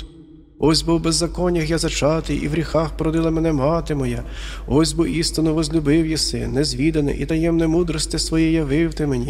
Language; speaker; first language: Ukrainian; native; Ukrainian